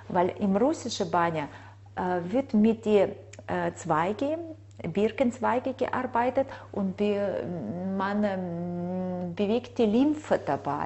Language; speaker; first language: German; non-native, fluent; Russian